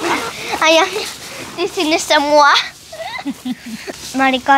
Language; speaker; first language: Indonesian; early bilingual, heritage; Indonesian